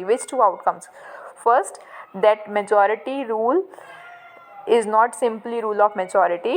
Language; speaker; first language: English; non-native, local second language; Hindi